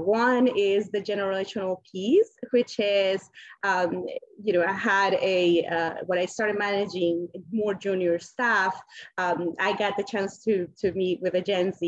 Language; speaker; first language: English; non-native, fluent; Spanish